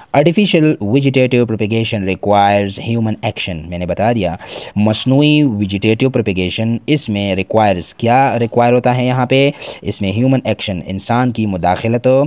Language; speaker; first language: Urdu; non-native, local second language; Pashto